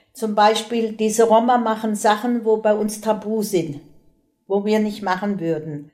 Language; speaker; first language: German; non-native, local second language; Romany